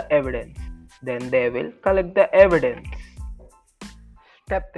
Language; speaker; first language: English; non-native, local second language; Telugu